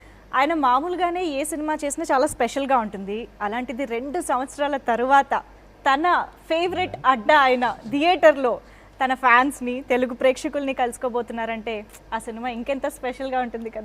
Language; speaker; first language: Telugu; native; Telugu